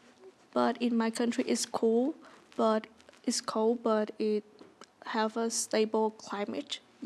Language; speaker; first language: English; non-native, learner; Vietnamese